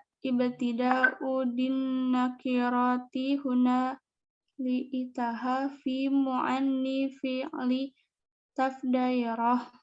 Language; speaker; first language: Arabic; non-native, learner; Indonesian